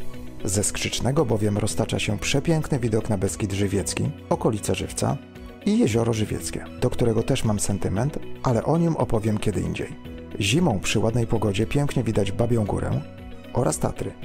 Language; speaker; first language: Polish; native; Polish